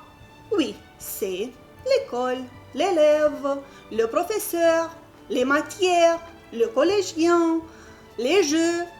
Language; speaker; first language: French; non-native, fluent; Romanian